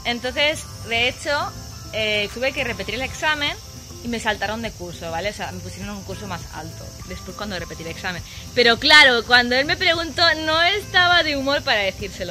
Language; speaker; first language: Spanish; native; Spanish